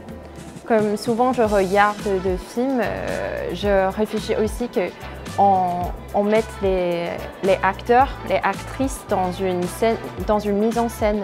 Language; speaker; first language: French; non-native, fluent; Chinese